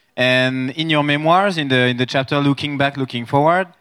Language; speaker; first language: English; non-native, fluent; French